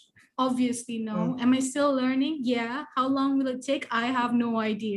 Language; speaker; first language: English; native; English